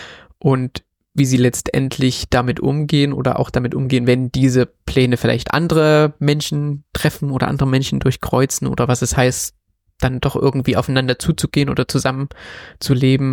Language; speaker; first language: German; native; German